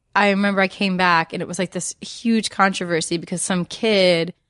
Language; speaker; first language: English; native; English